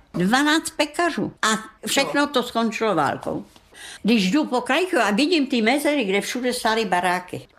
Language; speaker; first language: Czech; non-native, local second language; German